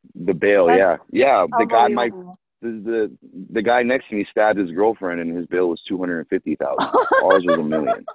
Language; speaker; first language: English; early bilingual, other home language; Persian